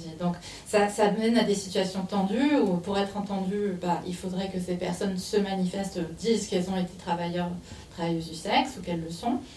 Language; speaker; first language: French; native; French